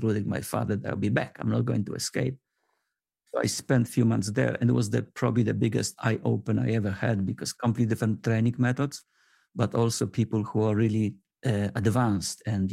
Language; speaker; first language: English; non-native, fluent; Polish